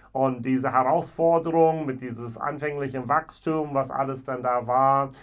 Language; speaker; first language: German; non-native, fluent; English